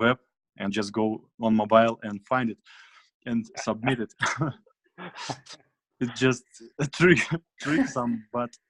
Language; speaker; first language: English; non-native, fluent; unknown